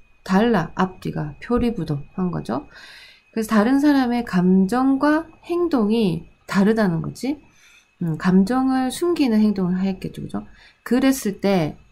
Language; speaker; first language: Korean; native; Korean